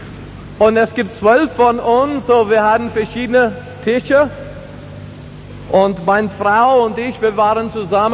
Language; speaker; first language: German; non-native, learner; English